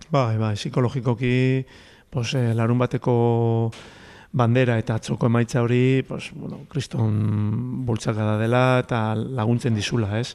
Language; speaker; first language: Basque; native; Basque